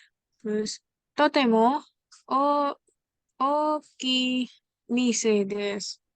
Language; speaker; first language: Japanese; non-native, learner; Indonesian